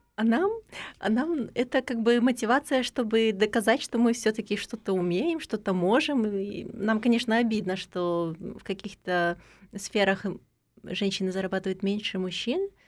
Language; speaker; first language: Russian; non-native, local second language; Kazakh